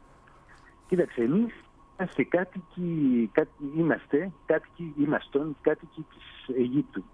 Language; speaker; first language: Greek; early bilingual, heritage; Greek